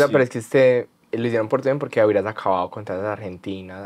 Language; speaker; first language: Spanish; native; Spanish